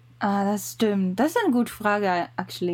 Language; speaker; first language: German; non-native, learner; Japanese